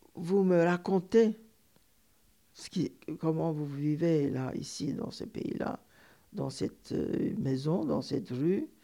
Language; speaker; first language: French; non-native, fluent; Turkish